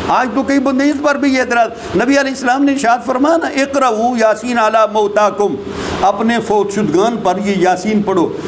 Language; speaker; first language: Urdu; non-native, local second language; Punjabi